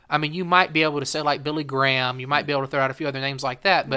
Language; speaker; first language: English; native; English